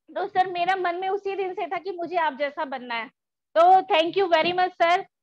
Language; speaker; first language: Hindi; native; Hindi